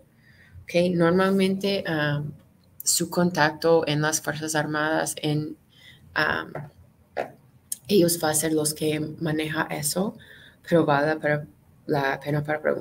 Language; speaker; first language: Spanish; non-native, fluent; English